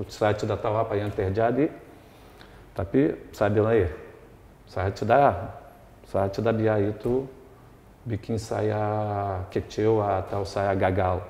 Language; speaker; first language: Indonesian; non-native, fluent; Portuguese